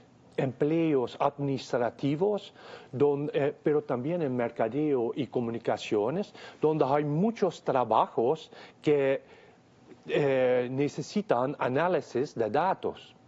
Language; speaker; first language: Spanish; non-native, fluent; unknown